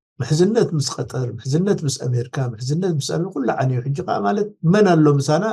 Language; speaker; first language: Tigrinya; non-native, local second language; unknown